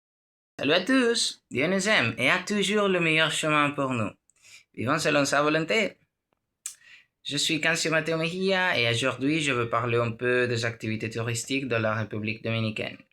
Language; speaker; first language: French; non-native, learner; Spanish